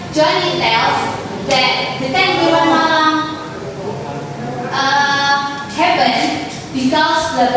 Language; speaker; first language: English; non-native, learner; Indonesian